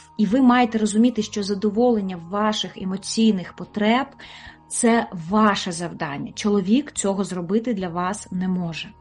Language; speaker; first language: Ukrainian; native; Ukrainian